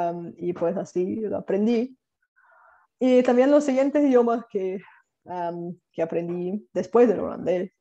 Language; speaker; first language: Spanish; non-native, fluent; Bulgarian